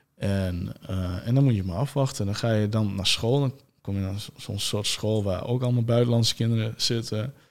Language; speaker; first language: Dutch; early bilingual, other home language; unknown